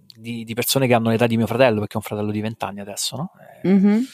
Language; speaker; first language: Italian; native; Italian